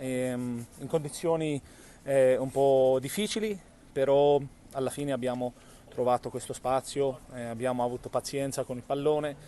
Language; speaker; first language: Italian; non-native, fluent; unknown